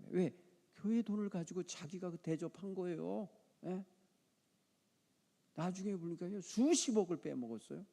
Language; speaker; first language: Korean; native; Korean